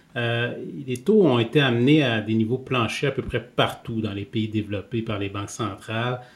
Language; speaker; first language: French; native; French